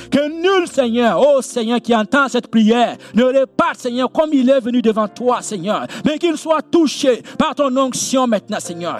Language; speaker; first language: French; non-native, local second language; Mossi